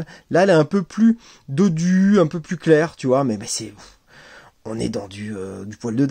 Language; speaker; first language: French; native; French